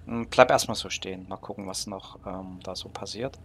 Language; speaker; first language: German; native; German